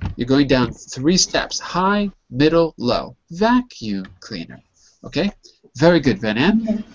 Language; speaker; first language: English; native; English